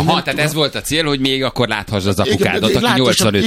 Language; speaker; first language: Hungarian; native; Hungarian